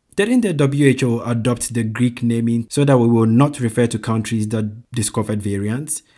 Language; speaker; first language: English; non-native, local second language; Akan